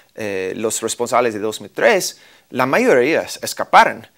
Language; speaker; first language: Spanish; non-native, fluent; English